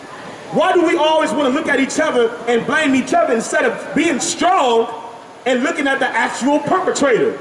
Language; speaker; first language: English; native; English